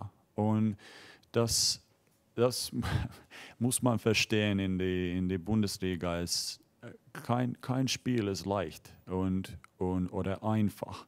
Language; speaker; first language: German; non-native, fluent; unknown